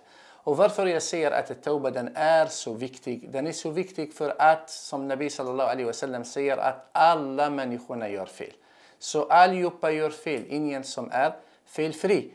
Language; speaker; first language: Swedish; non-native, fluent; Arabic